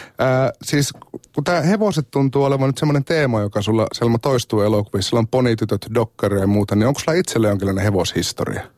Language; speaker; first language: Finnish; native; Finnish